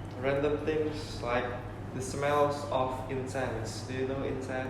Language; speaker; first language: English; non-native, learner; Indonesian